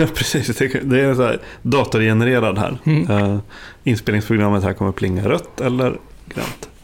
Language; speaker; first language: Swedish; native; Swedish